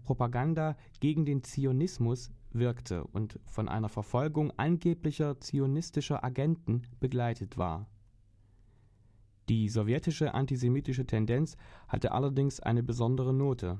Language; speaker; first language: German; native; German